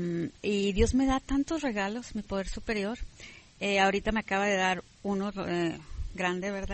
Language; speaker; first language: Spanish; native; Spanish